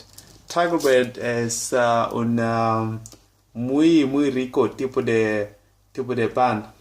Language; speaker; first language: Spanish; non-native, learner; English